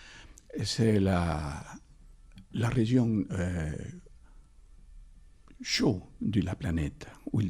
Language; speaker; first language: French; non-native, fluent; Spanish